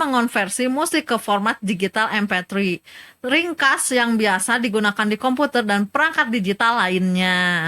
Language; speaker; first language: Indonesian; native; Indonesian